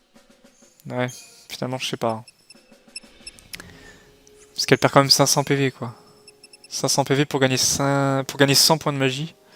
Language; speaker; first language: French; native; French